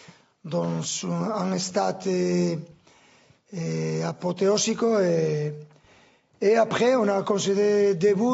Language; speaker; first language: French; non-native, fluent; Spanish